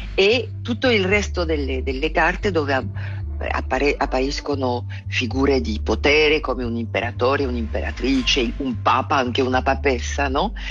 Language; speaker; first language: Italian; non-native, fluent; French